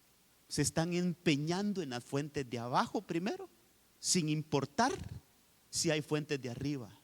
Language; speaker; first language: Spanish; native; Spanish